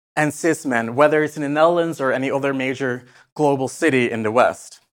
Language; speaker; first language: English; non-native, fluent; Dutch